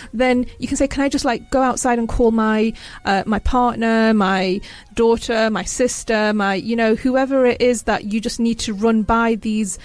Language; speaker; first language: English; early bilingual, other home language; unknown